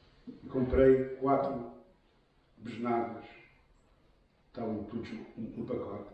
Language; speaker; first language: Portuguese; native; Portuguese